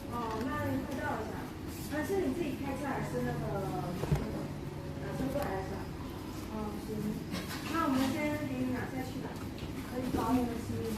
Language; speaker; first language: Chinese; native; Chinese